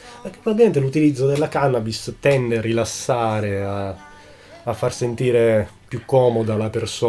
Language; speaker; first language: Italian; native; Italian